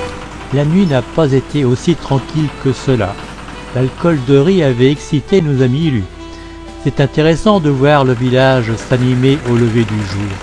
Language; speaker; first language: French; native; French